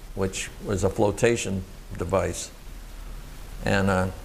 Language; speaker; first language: English; native; English